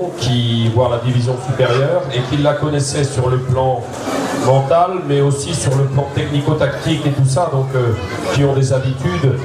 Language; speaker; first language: French; native; French